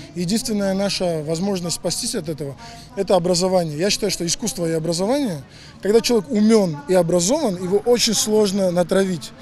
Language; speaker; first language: Russian; non-native, local second language; Georgian